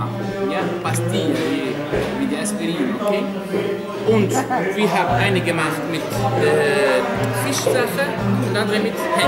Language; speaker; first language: German; non-native, learner; Arabic